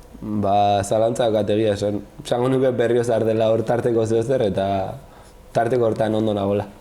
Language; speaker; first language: Basque; native; Basque